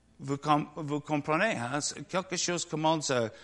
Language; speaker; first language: French; non-native, learner; English